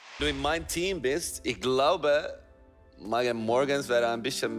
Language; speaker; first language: German; non-native, fluent; Finnish